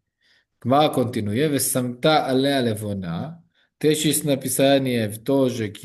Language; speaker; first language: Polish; non-native, learner; Hebrew